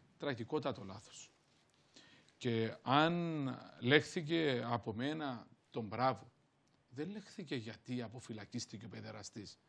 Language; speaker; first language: Greek; native; Greek